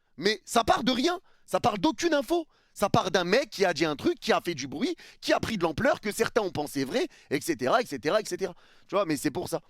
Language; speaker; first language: French; early bilingual, other home language; Arabic